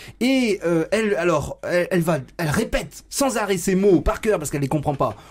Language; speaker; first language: French; native; French